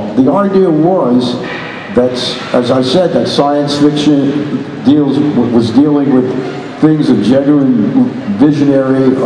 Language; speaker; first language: English; native; English